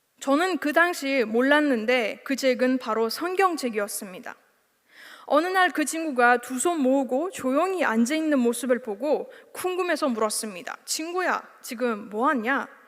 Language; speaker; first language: Korean; non-native, fluent; Uzbek